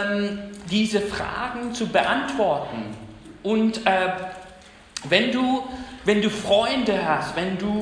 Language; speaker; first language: German; non-native, fluent; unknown